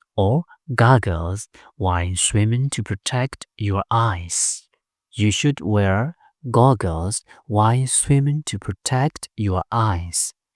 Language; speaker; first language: English; non-native, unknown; Burmese